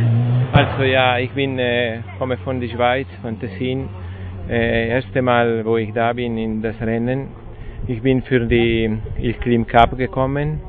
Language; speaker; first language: German; non-native, local second language; Italian